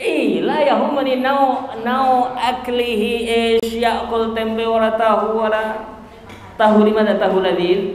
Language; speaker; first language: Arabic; non-native, fluent; Indonesian